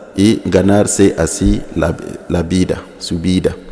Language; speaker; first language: Spanish; non-native, fluent; Mossi